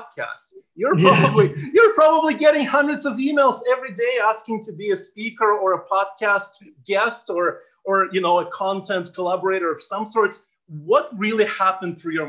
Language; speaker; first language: English; non-native, fluent; Ukrainian